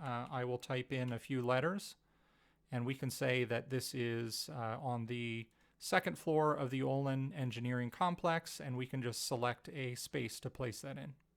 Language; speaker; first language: English; native; English